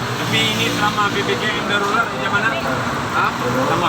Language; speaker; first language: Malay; non-native, local second language; Achinese